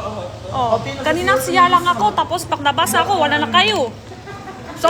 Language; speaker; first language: Filipino; non-native, learner; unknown